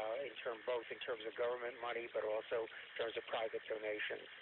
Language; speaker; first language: English; native; English